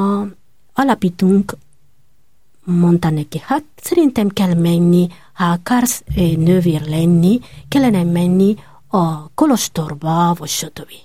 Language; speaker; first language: Hungarian; non-native, learner; Spanish